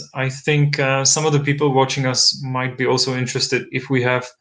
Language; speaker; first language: English; non-native, fluent; Czech